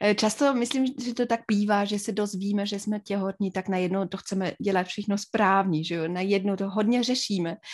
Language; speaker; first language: Czech; non-native, fluent; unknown